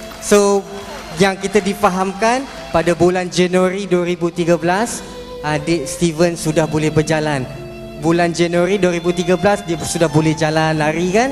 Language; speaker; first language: Malay; native; Malay